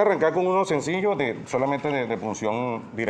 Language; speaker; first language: Spanish; native; Spanish